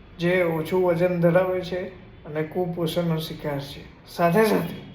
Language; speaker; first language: Gujarati; native; Gujarati